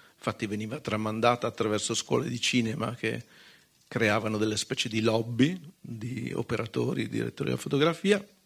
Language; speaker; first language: Italian; native; Italian